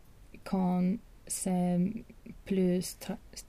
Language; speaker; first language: French; non-native, learner; Latvian